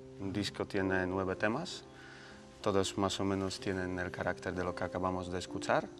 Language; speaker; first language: Spanish; non-native, fluent; Polish